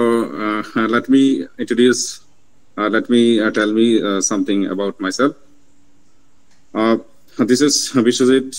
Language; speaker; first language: English; non-native, learner; Bangla